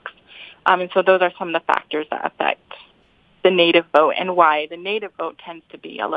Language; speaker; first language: English; native; English